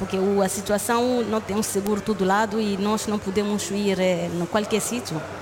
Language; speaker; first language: Portuguese; non-native, learner; Lingala